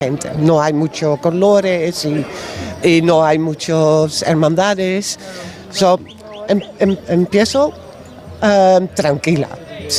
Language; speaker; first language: Spanish; non-native, learner; Dutch